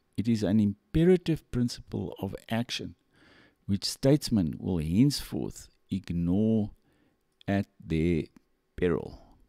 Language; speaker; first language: English; non-native, local second language; Afrikaans